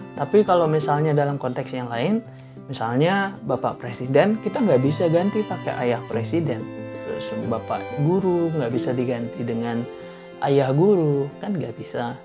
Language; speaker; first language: Indonesian; non-native, local second language; Balinese